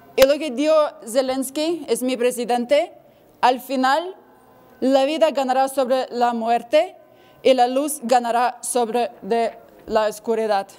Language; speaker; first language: Spanish; non-native, fluent; Ukrainian